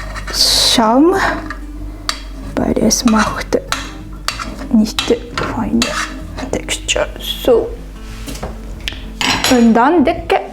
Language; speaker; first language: German; non-native, learner; Japanese